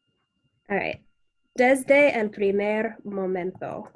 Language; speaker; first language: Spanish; non-native, fluent; English